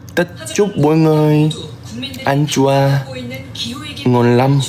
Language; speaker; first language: Vietnamese; non-native, learner; Korean